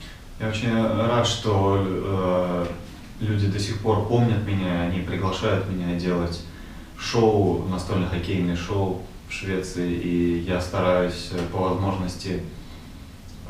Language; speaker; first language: Russian; native; Russian